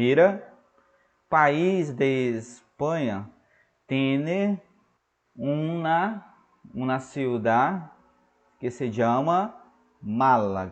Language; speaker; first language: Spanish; non-native, fluent; Portuguese